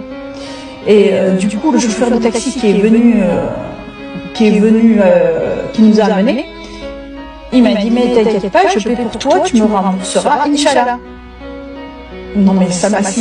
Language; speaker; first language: French; native; French